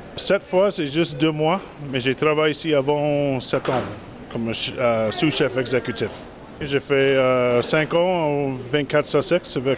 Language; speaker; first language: French; non-native, fluent; English